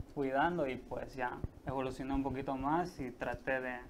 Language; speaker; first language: Spanish; native; Spanish